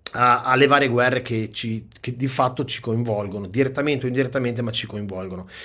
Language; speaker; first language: Italian; native; Italian